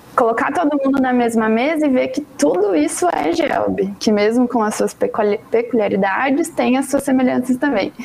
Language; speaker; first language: Portuguese; native; Portuguese